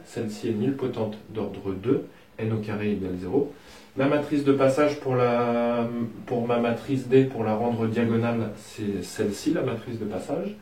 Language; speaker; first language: French; native; French